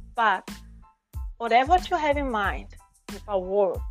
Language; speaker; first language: English; non-native, fluent; Portuguese